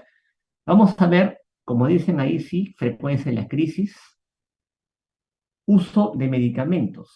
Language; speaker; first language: Spanish; native; Spanish